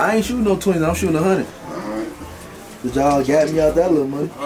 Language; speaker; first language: English; native; English